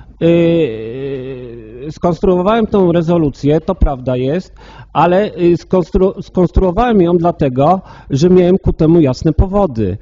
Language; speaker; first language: Polish; native; Polish